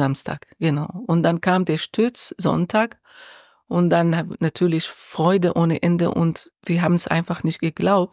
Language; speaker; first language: German; non-native, learner; Arabic